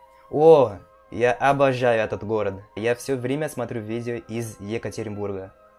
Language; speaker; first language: Russian; non-native, fluent; Portuguese